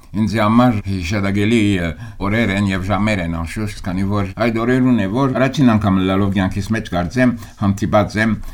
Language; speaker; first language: Armenian; early bilingual, heritage; Armenian